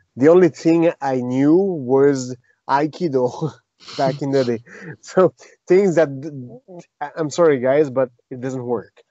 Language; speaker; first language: English; non-native, fluent; French